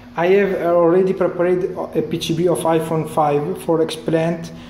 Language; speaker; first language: English; non-native, learner; Italian